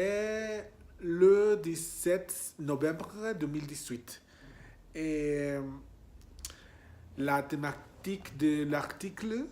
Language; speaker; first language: French; non-native, learner; Spanish